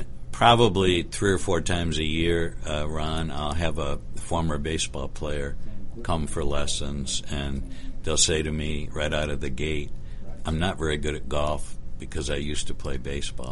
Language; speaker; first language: English; native; English